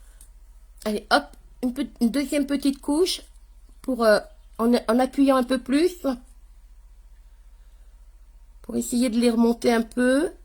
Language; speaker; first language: French; native; French